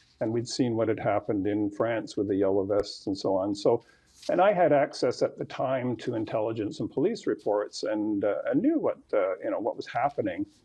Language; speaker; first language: English; native; English